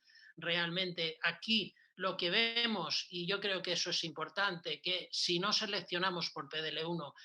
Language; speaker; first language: Spanish; native; Spanish